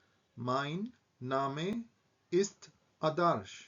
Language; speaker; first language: German; non-native, learner; Hindi